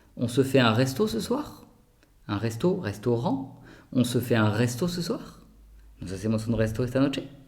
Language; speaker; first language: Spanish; non-native, fluent; French